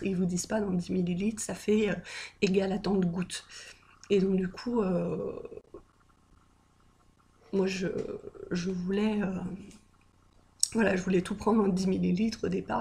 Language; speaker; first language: French; native; French